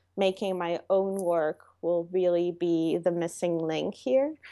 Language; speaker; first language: English; non-native, fluent; Hebrew